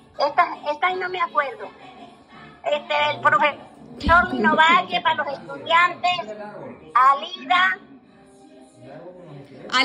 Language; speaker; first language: Spanish; native; Spanish